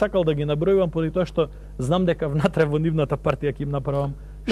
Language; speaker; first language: Macedonian; native; Macedonian